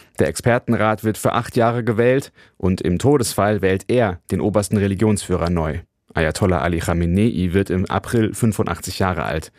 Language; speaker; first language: German; native; German